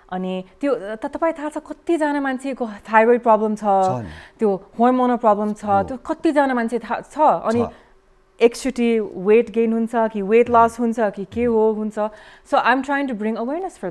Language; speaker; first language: Nepali; early bilingual, heritage; English